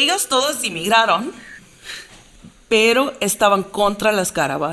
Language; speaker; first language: Spanish; early bilingual, heritage; Spanish